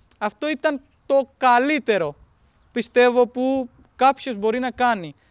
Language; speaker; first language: Greek; non-native, fluent; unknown